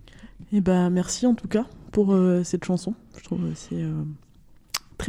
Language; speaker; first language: French; native; French